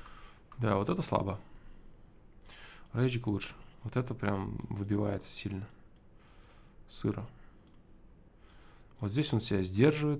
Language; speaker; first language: Russian; native; Russian